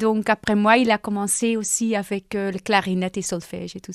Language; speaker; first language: French; non-native, local second language; Dutch